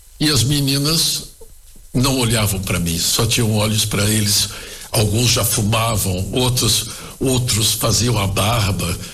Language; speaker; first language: Portuguese; early bilingual, other home language; German